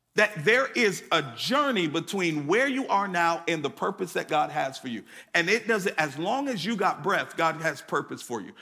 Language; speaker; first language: English; native; English